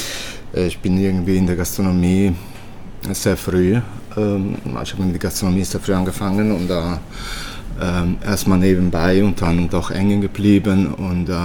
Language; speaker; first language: German; early bilingual, other home language; Italian